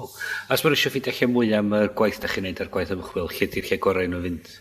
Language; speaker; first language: Welsh; native; Welsh